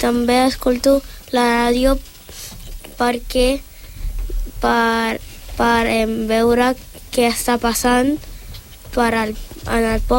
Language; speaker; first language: Catalan; early bilingual, other home language; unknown